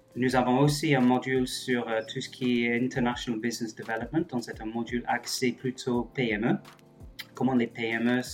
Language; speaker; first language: French; non-native, fluent; English